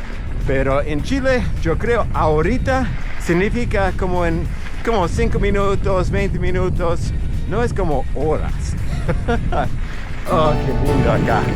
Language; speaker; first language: Spanish; non-native, fluent; English